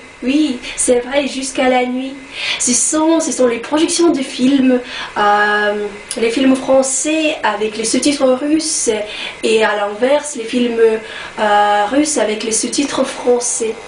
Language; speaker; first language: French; non-native, learner; Russian